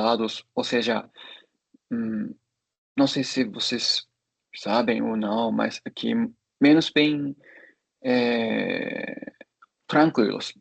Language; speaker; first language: Portuguese; non-native, fluent; Japanese